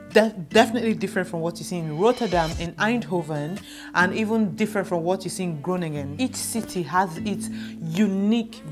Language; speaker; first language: English; non-native, local second language; Igbo